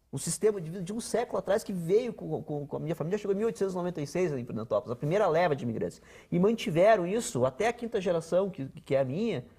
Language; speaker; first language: Portuguese; non-native, local second language; Ukrainian